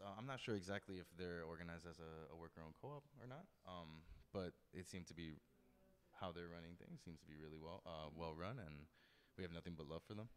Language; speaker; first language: English; native; English